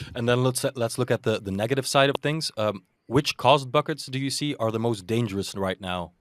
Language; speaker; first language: English; non-native, fluent; Dutch